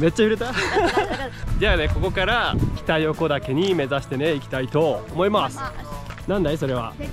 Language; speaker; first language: Japanese; native; Japanese